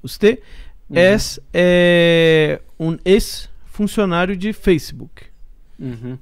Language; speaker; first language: Spanish; non-native, fluent; Portuguese